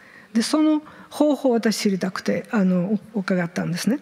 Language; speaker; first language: Japanese; non-native, fluent; Bulgarian